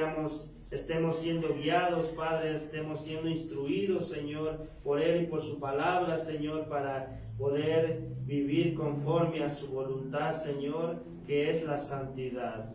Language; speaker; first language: Spanish; native; Spanish